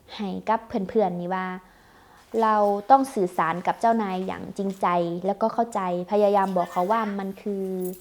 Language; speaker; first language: Thai; native; Thai